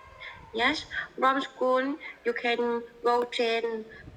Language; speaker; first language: English; non-native, learner; Vietnamese